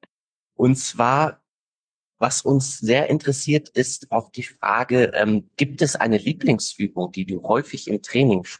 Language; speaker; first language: German; native; German